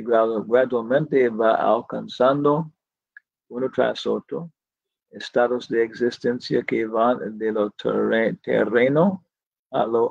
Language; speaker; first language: Spanish; non-native, fluent; English